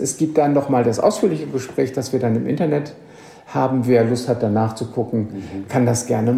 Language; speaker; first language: German; native; German